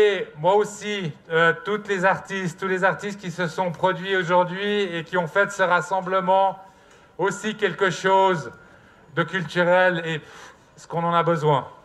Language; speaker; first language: French; native; French